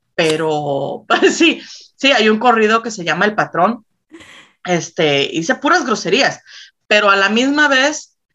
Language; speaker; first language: Spanish; native; Spanish